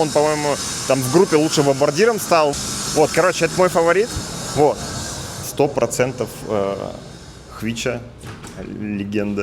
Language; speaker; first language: Russian; native; Russian